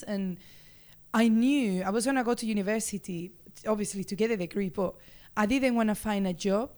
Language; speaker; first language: English; non-native, fluent; Spanish